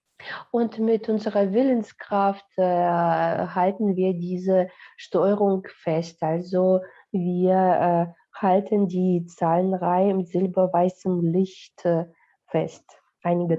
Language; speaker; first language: German; non-native, fluent; Russian